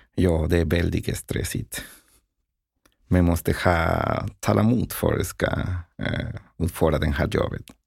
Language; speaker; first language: Swedish; non-native, learner; Spanish